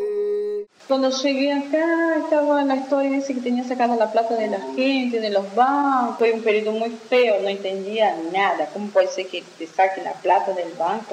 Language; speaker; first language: Spanish; non-native, fluent; Portuguese